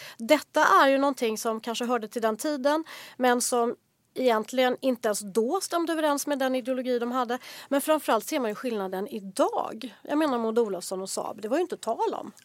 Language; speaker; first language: Swedish; native; Swedish